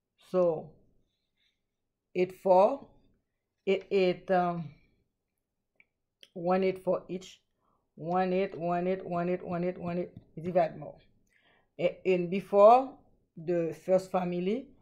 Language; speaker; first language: English; non-native, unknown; Haitian Creole